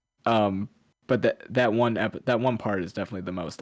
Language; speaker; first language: English; native; English